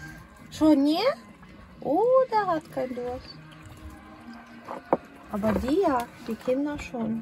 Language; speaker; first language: German; non-native, learner; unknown